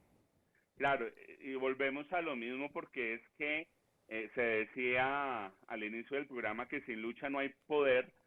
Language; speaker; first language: Spanish; native; Spanish